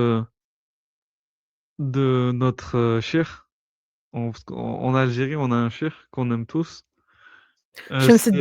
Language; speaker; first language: French; native; French